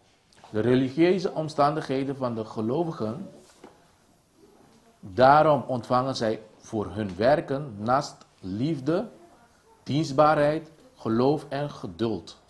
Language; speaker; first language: Dutch; non-native, local second language; Papiamento